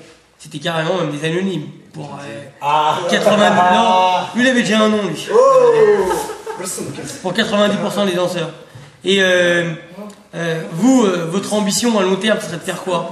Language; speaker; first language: French; native; French